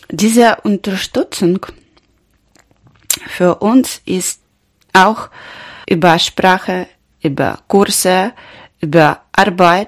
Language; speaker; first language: German; non-native, learner; Ukrainian